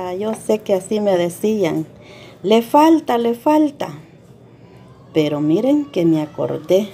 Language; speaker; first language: Spanish; native; Spanish